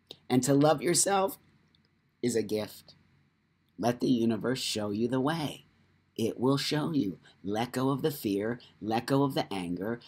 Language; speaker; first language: English; native; English